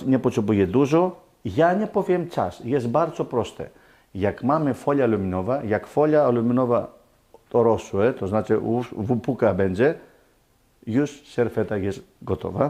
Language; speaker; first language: Polish; non-native, learner; Greek